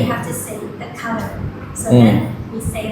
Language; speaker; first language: English; non-native, learner; Malay